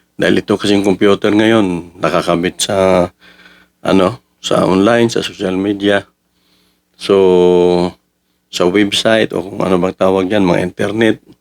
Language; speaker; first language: Filipino; non-native, local second language; Cebuano